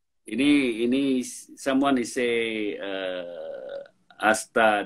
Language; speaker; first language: English; non-native, fluent; Indonesian